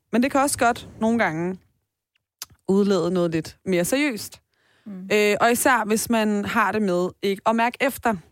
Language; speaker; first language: Danish; early bilingual, other home language; Persian